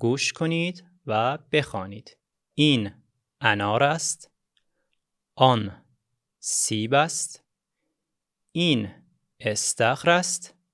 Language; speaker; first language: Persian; non-native, fluent; Azerbaijani